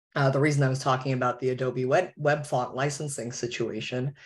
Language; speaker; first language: English; native; English